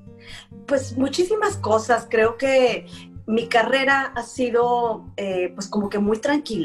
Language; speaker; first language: Spanish; native; Spanish